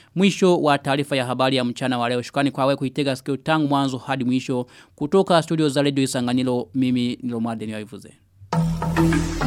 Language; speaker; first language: Swahili; non-native, local second language; Rundi